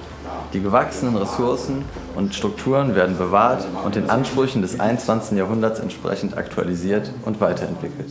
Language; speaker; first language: German; native; German